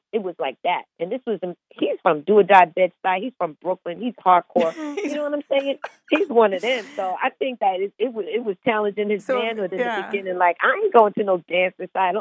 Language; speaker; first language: English; native; English